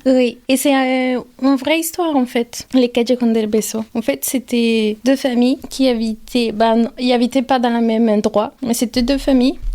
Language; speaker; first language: French; non-native, fluent; Spanish